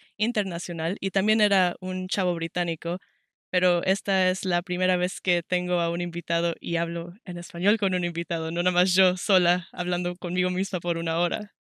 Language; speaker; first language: Spanish; native; Spanish